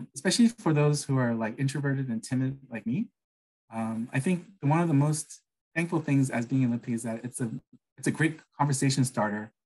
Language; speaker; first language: English; non-native, fluent; Korean